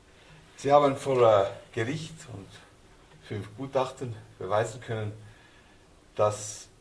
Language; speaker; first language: German; non-native, fluent; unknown